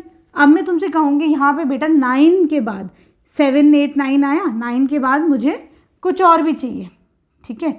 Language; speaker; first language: Hindi; native; Hindi